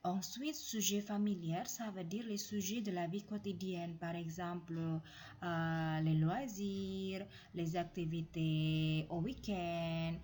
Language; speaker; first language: French; non-native, fluent; Indonesian